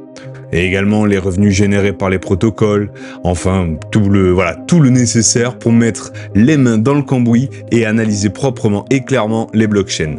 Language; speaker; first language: French; native; French